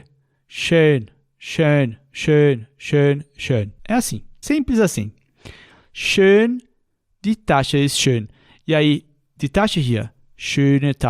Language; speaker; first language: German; non-native, fluent; Portuguese